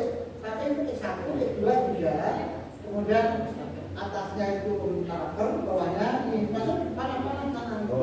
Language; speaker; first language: Indonesian; native; Indonesian